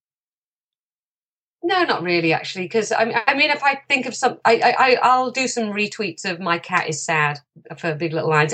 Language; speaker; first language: English; native; English